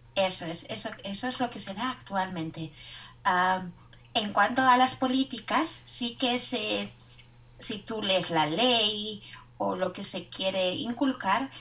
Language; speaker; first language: Spanish; native; Spanish